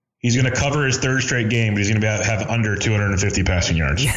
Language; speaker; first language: English; native; English